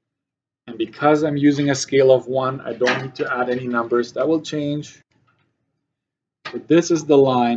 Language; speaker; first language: English; native; English